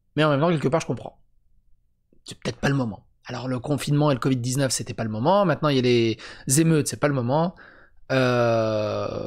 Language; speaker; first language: French; native; French